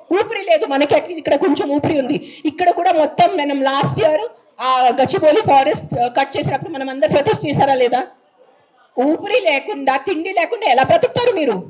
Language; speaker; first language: Telugu; non-native, fluent; Marathi